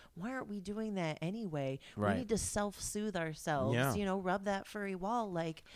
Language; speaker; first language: English; native; English